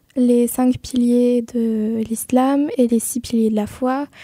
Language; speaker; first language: French; native; French